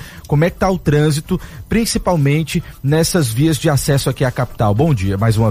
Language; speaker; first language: Portuguese; native; Portuguese